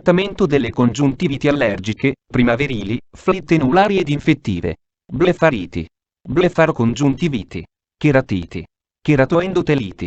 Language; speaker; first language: Italian; native; Italian